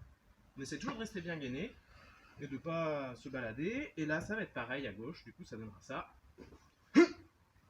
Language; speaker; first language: French; native; French